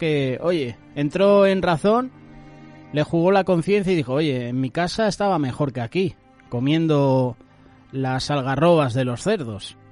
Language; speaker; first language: Spanish; native; Spanish